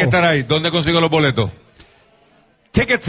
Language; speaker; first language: Spanish; native; Spanish